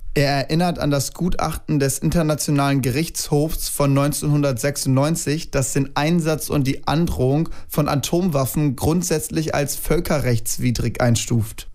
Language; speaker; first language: German; native; German